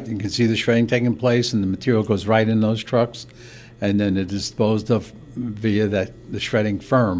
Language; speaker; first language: English; native; English